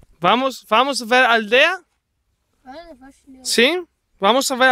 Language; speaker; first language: Portuguese; non-native, learner; Spanish